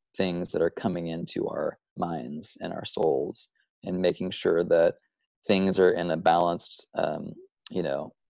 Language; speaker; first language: English; native; English